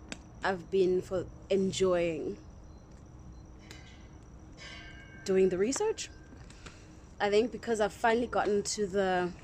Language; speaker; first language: English; non-native, local second language; Zulu